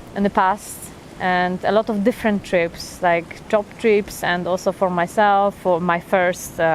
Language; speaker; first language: English; non-native, fluent; Polish